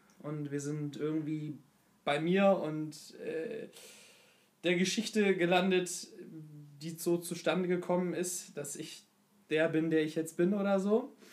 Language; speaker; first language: German; native; German